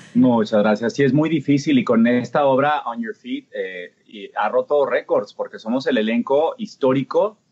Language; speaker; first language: Spanish; native; Spanish